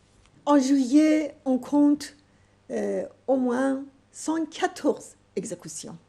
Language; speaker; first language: French; non-native, fluent; Persian